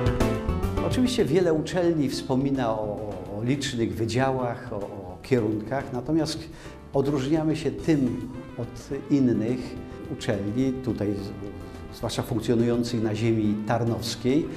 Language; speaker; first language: Polish; native; Polish